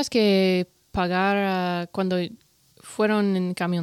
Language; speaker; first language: Spanish; non-native, learner; English